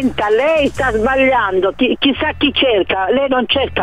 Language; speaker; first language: Italian; native; Italian